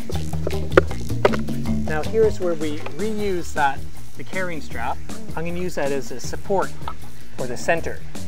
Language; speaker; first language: English; native; English